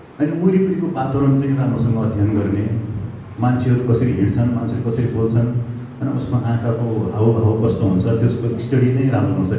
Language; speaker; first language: Nepali; non-native, local second language; Gurung